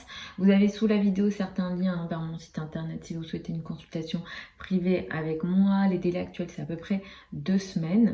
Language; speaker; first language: French; native; French